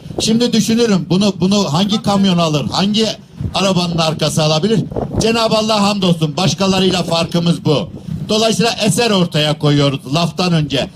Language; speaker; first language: Turkish; native; Turkish